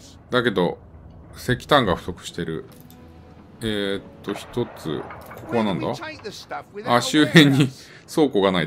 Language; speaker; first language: Japanese; native; Japanese